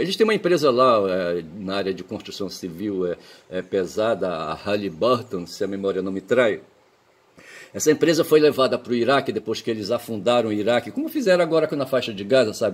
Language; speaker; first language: Portuguese; native; Portuguese